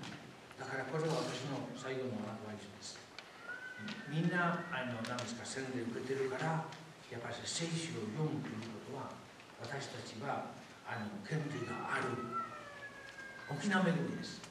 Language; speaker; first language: Japanese; non-native, fluent; Spanish